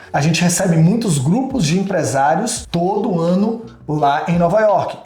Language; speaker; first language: Portuguese; native; Portuguese